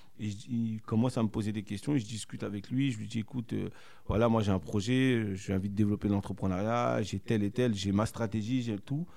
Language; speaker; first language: French; native; French